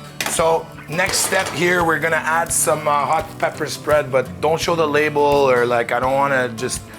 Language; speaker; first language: English; native; English